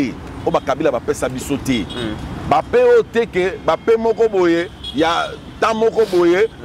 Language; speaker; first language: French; non-native, local second language; Lingala